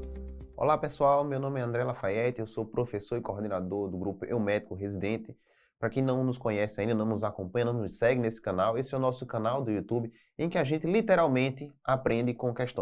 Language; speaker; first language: Portuguese; native; Portuguese